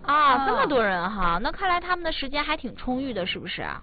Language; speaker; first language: Chinese; native; Chinese